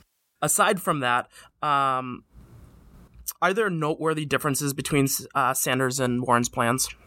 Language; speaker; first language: English; native; English